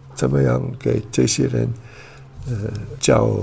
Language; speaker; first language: Chinese; non-native, learner; Italian